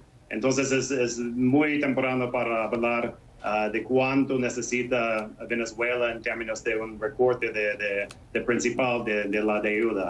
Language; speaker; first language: Spanish; non-native, fluent; English